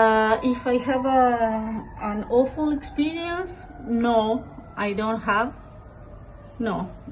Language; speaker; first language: English; non-native, fluent; Spanish